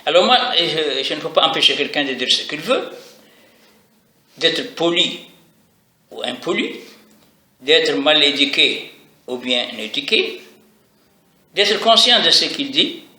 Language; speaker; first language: French; non-native, local second language; Arabic